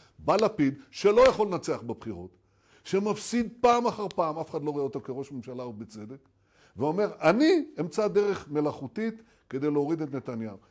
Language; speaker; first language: Hebrew; native; Hebrew